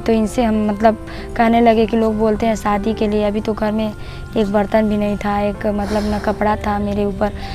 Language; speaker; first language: Hindi; native; Hindi